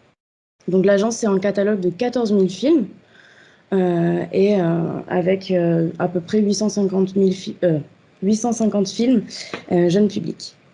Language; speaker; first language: French; native; French